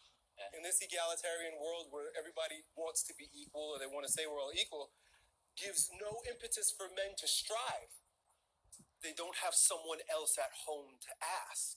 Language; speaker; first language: English; native; English